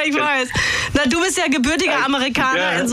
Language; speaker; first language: German; native; German